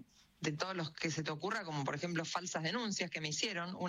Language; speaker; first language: Spanish; native; Spanish